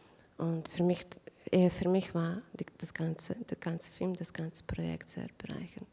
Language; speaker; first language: German; non-native, fluent; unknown